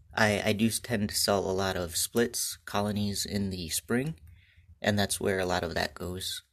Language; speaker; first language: English; native; English